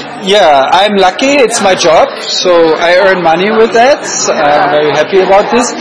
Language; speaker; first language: English; non-native, fluent; German